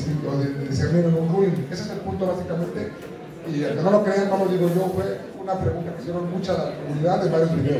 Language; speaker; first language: Spanish; native; Spanish